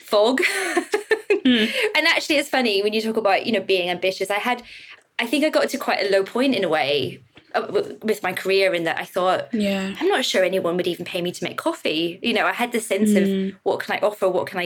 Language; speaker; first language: English; native; English